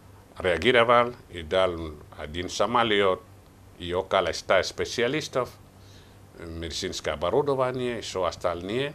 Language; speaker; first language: Russian; non-native, learner; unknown